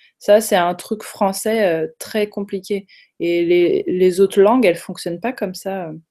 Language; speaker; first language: French; native; French